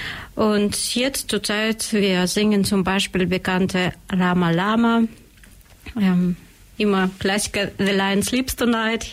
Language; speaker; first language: German; non-native, learner; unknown